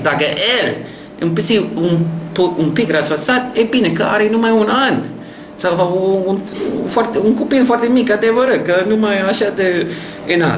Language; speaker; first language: Romanian; non-native, learner; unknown